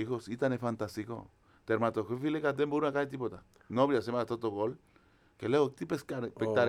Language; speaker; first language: Greek; non-native, fluent; Spanish